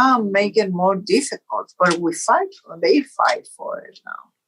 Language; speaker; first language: English; non-native, fluent; Portuguese